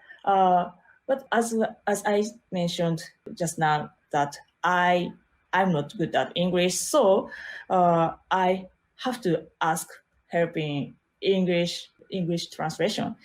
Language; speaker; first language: English; non-native, learner; Japanese